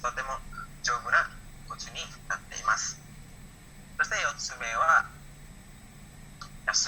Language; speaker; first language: Japanese; non-native, learner; Indonesian